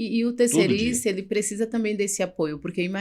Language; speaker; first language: Portuguese; native; Portuguese